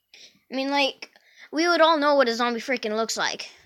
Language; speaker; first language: English; native; English